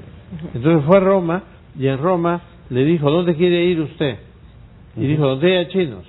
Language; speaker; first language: Spanish; native; Spanish